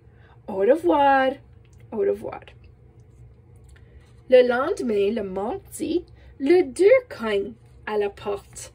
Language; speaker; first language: French; non-native, fluent; English